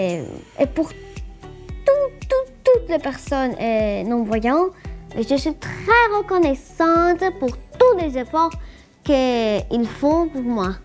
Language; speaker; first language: French; non-native, learner; Greek